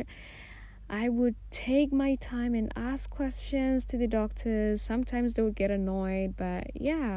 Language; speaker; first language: English; non-native, local second language; Swahili